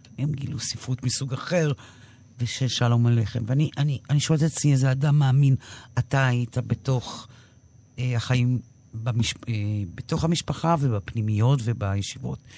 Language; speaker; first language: Hebrew; native; Hebrew